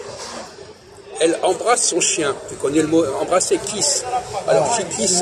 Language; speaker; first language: French; native; French